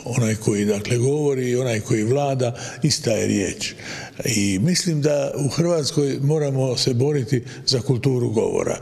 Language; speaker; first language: Croatian; native; Croatian